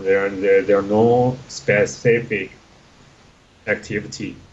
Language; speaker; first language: English; non-native, learner; Chinese